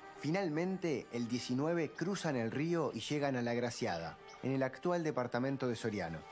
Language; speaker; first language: Spanish; native; Spanish